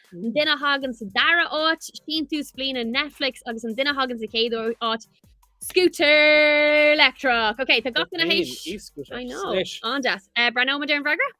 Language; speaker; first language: Irish; native; Irish